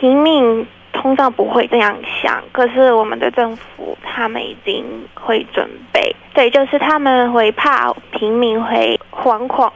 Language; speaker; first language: Chinese; non-native, fluent; Ukrainian